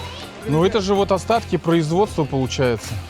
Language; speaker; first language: Russian; native; Russian